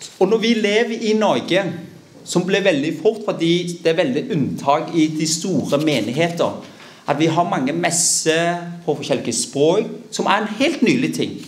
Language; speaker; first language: Norwegian; early bilingual, other home language; Vietnamese